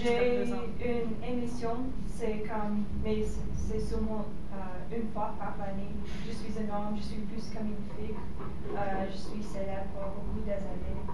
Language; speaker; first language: French; non-native, learner; English